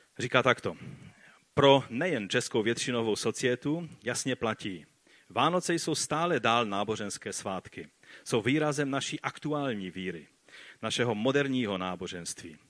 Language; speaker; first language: Czech; non-native, fluent; Polish